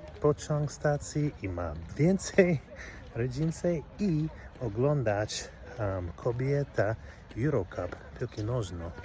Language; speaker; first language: Polish; non-native, learner; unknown